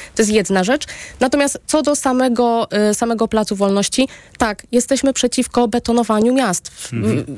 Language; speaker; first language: Polish; native; Polish